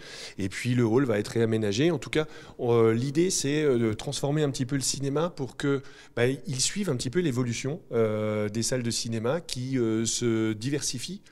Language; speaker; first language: French; native; French